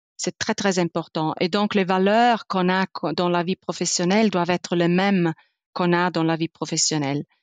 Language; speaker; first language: French; non-native, fluent; Italian